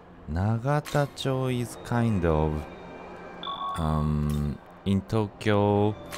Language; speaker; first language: English; non-native, learner; Japanese